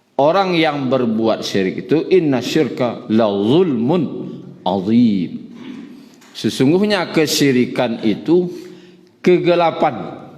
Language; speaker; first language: Malay; non-native, local second language; Minangkabau